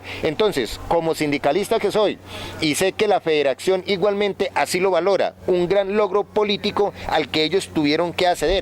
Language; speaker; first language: Spanish; native; Spanish